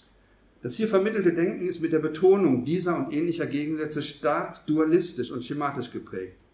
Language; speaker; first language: German; native; German